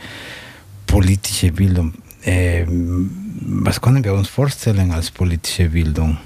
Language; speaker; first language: German; non-native, fluent; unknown